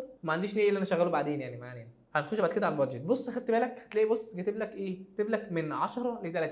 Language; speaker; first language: Arabic; native; Arabic